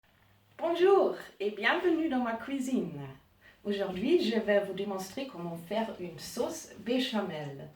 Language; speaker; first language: French; non-native, learner; German